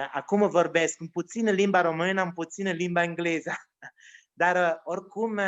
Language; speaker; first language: Romanian; non-native, learner; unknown